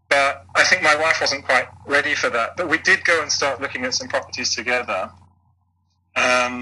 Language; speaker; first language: English; native; English